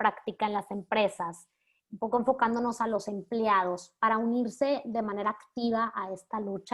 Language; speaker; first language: Spanish; native; Spanish